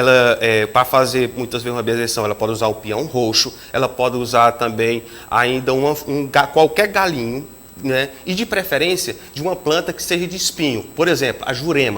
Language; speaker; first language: Portuguese; native; Portuguese